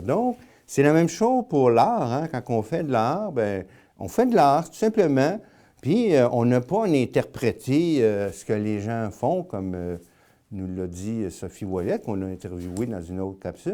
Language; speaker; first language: French; native; French